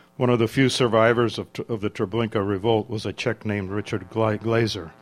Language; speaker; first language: English; early bilingual, other home language; Czech